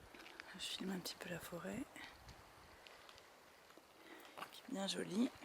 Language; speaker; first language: French; native; French